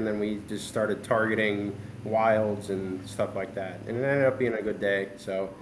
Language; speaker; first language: English; native; English